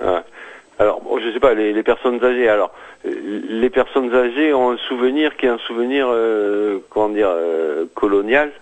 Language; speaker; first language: French; native; French